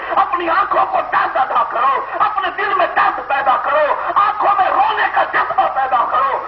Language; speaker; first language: Urdu; non-native, local second language; Sindhi